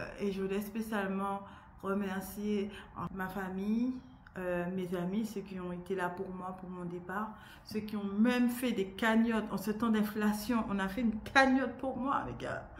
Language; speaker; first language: French; native; French